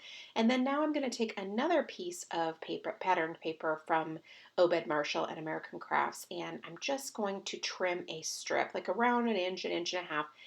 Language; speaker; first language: English; native; English